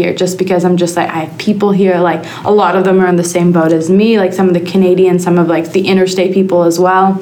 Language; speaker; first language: English; native; English